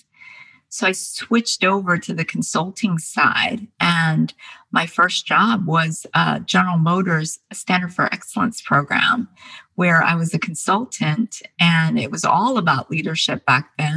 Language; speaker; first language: English; early bilingual, other home language; Korean